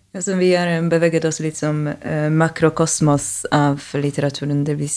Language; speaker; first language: Norwegian; non-native, fluent; Polish